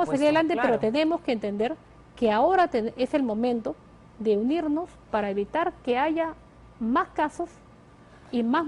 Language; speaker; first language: Spanish; native; Spanish